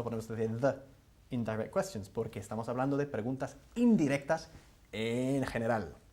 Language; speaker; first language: Spanish; non-native, fluent; English